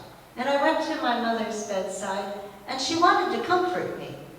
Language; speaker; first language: English; native; English